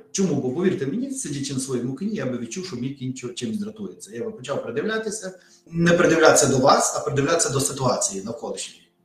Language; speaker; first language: Ukrainian; native; Ukrainian